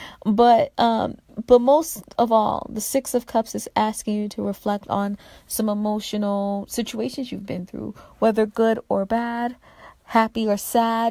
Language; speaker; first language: English; native; English